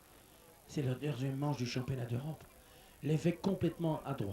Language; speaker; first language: French; native; French